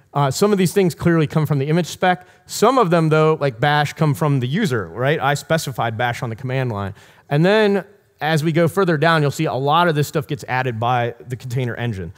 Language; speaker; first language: English; native; English